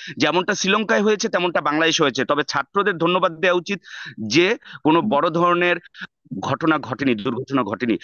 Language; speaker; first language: Bangla; native; Bangla